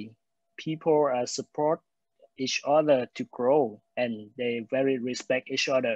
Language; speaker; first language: English; non-native, fluent; Vietnamese